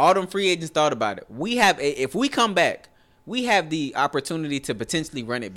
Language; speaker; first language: English; native; English